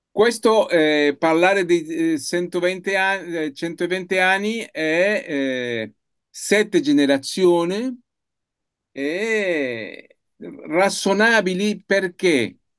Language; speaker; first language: Italian; non-native, learner; Spanish